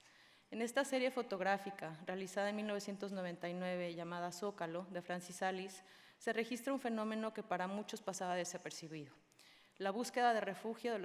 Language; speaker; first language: Spanish; native; Spanish